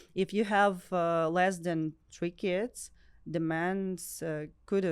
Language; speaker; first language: English; non-native, learner; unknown